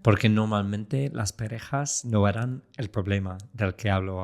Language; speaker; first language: Spanish; non-native, fluent; English